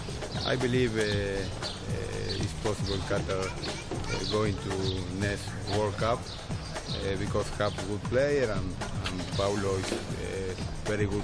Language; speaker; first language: English; non-native, learner; Spanish